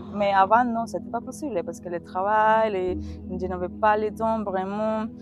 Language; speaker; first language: French; non-native, learner; Spanish